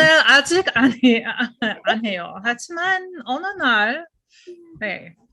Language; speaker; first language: Korean; non-native, learner; English